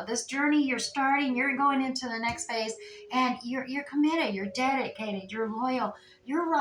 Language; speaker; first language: English; native; English